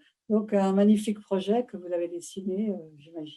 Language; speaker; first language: French; native; French